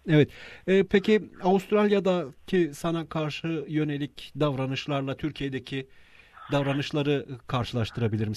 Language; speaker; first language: Turkish; native; Turkish